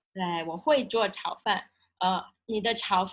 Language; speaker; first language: Chinese; non-native, fluent; Indonesian